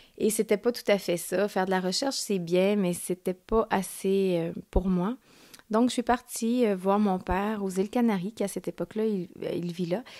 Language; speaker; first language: French; early bilingual, other home language; Spanish